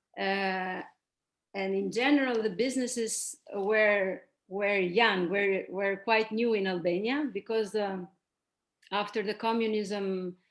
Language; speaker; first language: English; non-native, fluent; Albanian